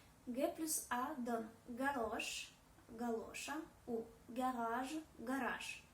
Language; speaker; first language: French; non-native, fluent; Russian